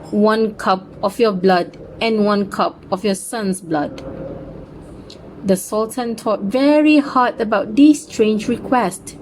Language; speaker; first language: English; non-native, local second language; Malay